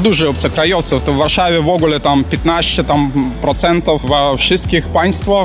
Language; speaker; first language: Polish; non-native, learner; Belarusian